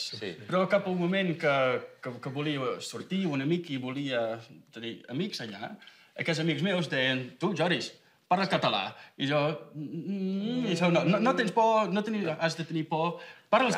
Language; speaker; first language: Catalan; non-native, fluent; Dutch